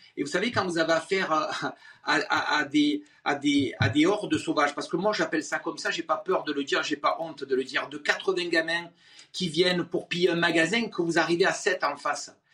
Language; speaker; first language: French; native; French